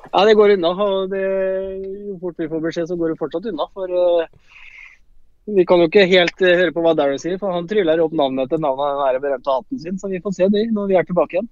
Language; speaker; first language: Norwegian; native; Norwegian